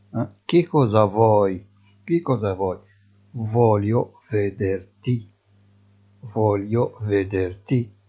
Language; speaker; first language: Italian; non-native, fluent; Arabic